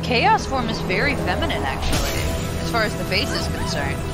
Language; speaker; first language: English; native; English